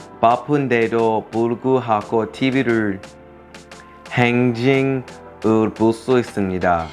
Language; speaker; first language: Korean; non-native, learner; English